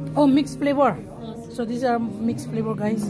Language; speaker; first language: English; non-native, local second language; Filipino